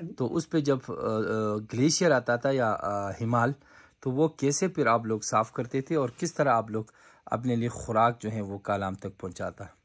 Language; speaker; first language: Urdu; non-native, local second language; Pashto